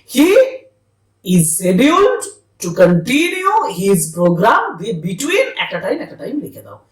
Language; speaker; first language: English; non-native, local second language; Bangla